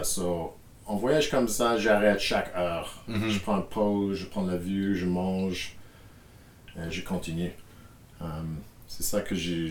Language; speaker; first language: French; non-native, fluent; English